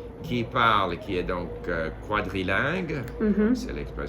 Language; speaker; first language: French; non-native, fluent; English